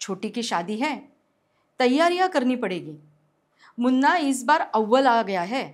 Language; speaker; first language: Hindi; non-native, local second language; Marathi